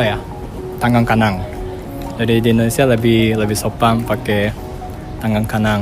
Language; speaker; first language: Indonesian; non-native, learner; Japanese